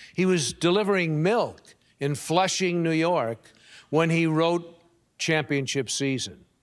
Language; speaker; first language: English; native; English